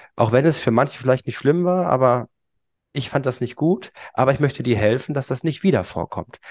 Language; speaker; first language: German; native; German